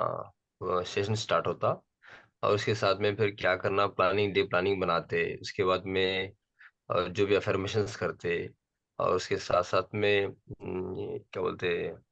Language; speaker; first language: Hindi; native; Hindi